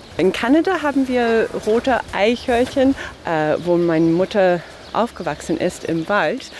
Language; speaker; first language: German; non-native, fluent; English